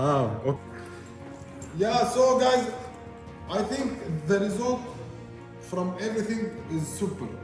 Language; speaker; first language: English; non-native, learner; Arabic